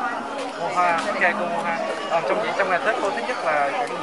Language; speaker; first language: Vietnamese; early bilingual, heritage; Vietnamese